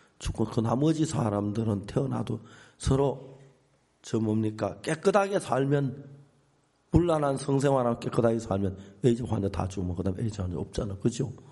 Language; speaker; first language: Korean; native; Korean